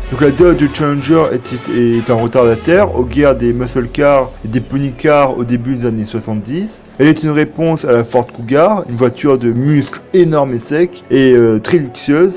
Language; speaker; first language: French; native; French